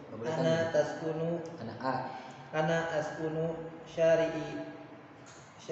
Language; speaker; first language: Arabic; non-native, learner; Indonesian